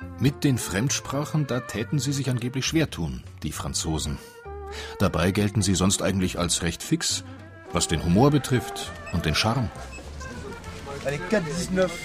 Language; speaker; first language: German; native; German